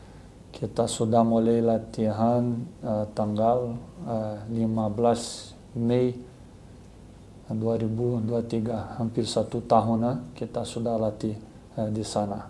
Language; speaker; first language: Indonesian; non-native, learner; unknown